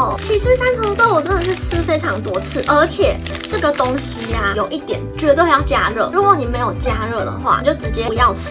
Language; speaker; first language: Chinese; native; Chinese